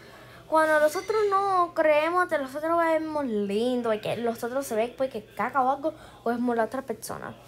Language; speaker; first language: Spanish; early bilingual, heritage; Spanish